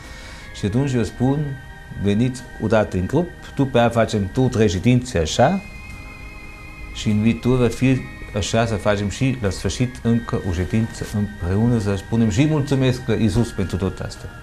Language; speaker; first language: Romanian; non-native, fluent; German